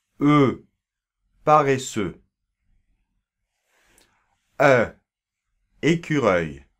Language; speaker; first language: French; native; French